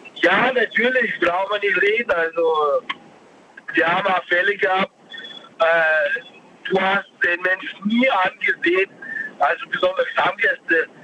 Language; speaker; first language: German; native; German